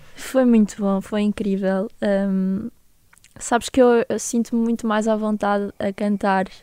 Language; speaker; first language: Portuguese; native; Portuguese